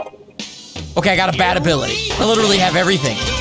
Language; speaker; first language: English; native; English